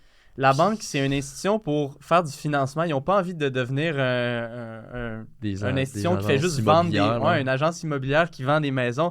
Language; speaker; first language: French; native; French